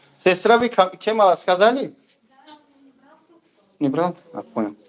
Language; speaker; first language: Russian; non-native, learner; Tajik